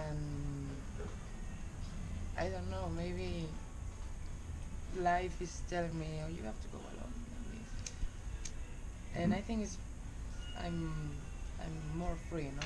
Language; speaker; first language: English; non-native, learner; Spanish